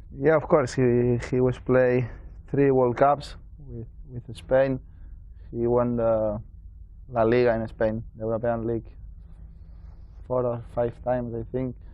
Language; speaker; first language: English; non-native, learner; Spanish